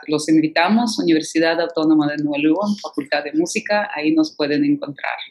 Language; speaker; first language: Spanish; non-native, fluent; Russian